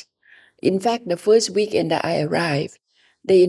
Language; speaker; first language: English; non-native, fluent; Thai